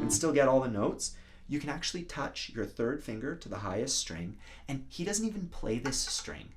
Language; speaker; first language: English; native; English